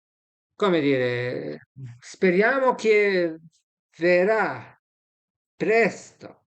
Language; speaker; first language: Italian; non-native, fluent; Serbian